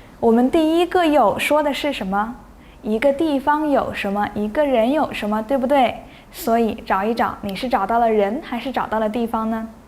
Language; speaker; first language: Chinese; native; Chinese